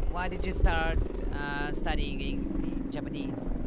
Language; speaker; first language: English; non-native, learner; Japanese